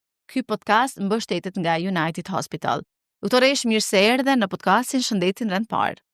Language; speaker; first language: Albanian; native; Albanian